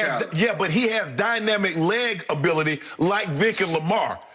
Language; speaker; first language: English; native; English